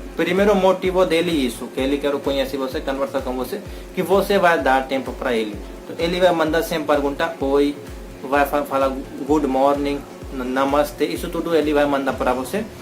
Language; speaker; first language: Portuguese; non-native, learner; Hindi